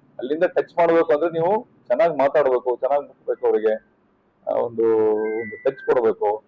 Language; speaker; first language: Kannada; native; Kannada